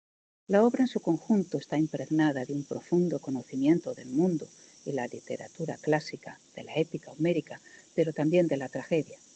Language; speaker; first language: Spanish; native; Spanish